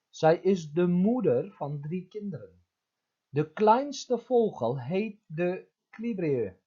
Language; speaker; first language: Dutch; non-native, fluent; Turkish